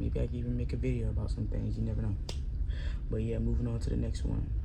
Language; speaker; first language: English; native; English